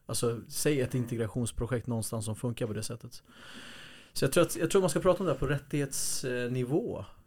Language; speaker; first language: Swedish; early bilingual, other home language; Kurdish